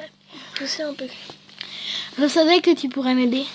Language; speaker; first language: French; native; French